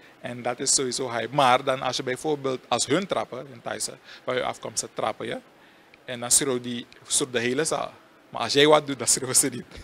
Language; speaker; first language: Dutch; native; Dutch